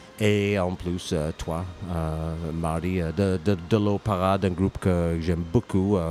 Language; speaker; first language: French; non-native, fluent; English